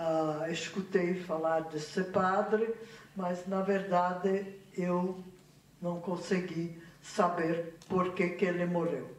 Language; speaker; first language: Portuguese; non-native, fluent; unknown